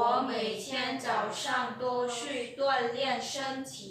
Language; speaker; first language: Chinese; non-native, learner; Lao